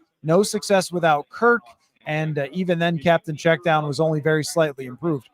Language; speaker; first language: English; native; English